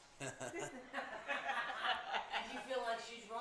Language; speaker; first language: English; native; English